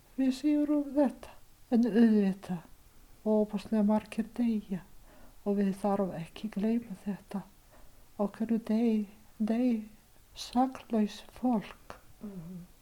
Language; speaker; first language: Icelandic; non-native, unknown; Ukrainian